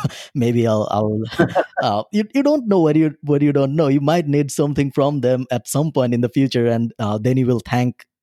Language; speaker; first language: English; non-native, local second language; Bangla